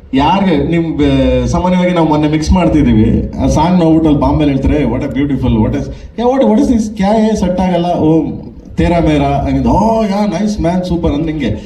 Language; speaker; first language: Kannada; native; Kannada